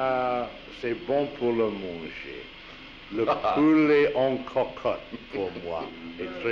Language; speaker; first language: French; non-native, learner; English